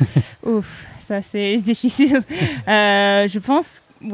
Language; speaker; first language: French; non-native, learner; English